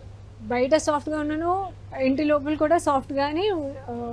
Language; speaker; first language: Telugu; non-native, learner; Hindi